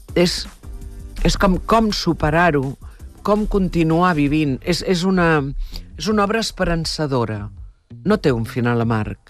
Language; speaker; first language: Catalan; native; Catalan